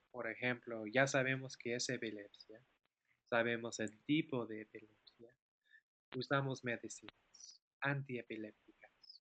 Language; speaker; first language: Spanish; non-native, fluent; English